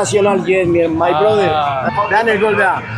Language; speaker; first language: Spanish; native; Spanish